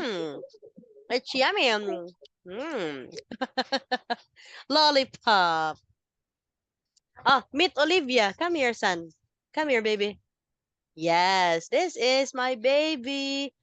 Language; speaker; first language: English; non-native, fluent; Filipino